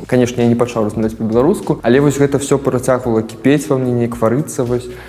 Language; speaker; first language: Belarusian; non-native, local second language; Russian